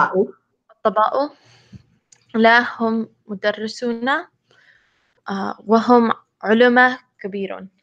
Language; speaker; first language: Arabic; non-native, learner; English